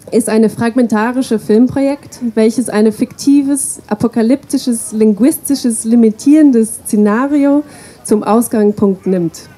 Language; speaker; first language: German; non-native, fluent; English